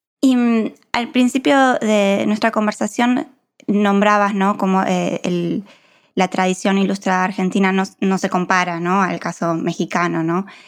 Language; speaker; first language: Spanish; native; Spanish